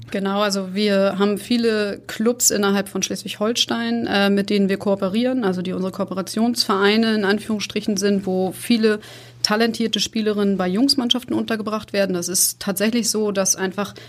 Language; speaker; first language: German; native; German